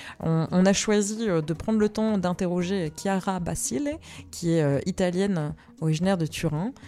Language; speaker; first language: French; native; French